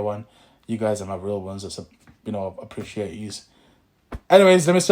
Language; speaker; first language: English; native; English